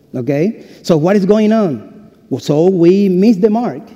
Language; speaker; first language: English; non-native, fluent; Spanish